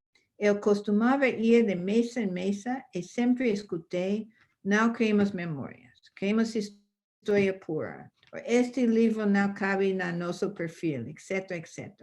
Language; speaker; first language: Portuguese; non-native, fluent; English